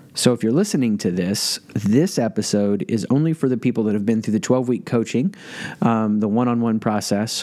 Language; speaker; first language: English; native; English